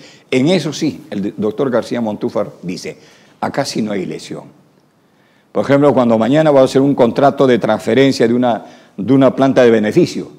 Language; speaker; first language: Spanish; native; Spanish